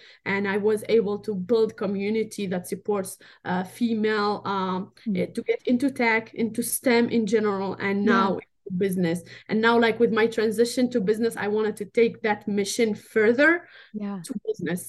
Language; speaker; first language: English; non-native, fluent; Arabic